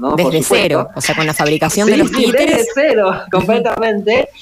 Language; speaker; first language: Spanish; early bilingual, other home language; Chinese